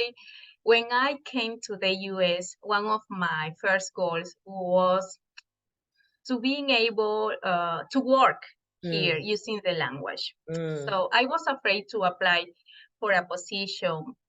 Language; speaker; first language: English; non-native, fluent; Spanish